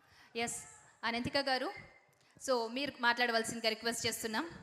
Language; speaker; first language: Telugu; native; Telugu